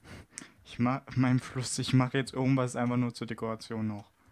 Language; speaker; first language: German; native; German